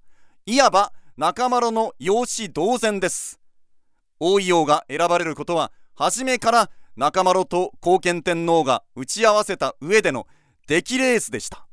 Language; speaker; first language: Japanese; native; Japanese